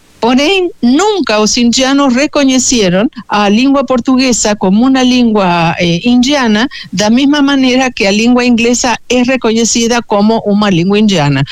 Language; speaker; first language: Portuguese; non-native, fluent; Spanish